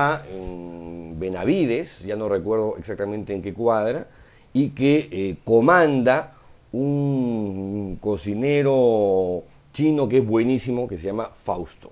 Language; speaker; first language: Spanish; native; Spanish